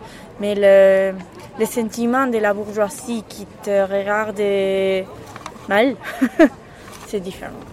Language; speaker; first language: French; non-native, learner; Spanish